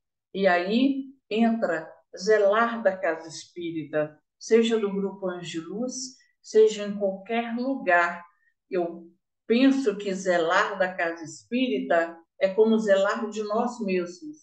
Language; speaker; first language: Portuguese; native; Portuguese